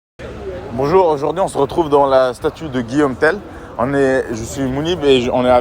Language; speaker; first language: French; native; French